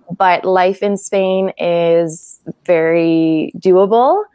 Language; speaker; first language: English; native; English